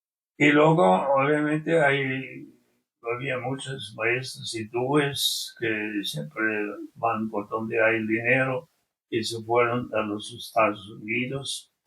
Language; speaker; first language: Spanish; non-native, fluent; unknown